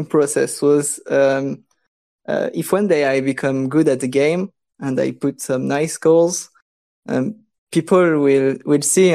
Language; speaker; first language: English; non-native, fluent; French